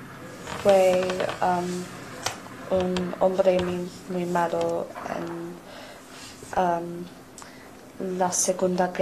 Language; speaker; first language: Spanish; non-native, learner; English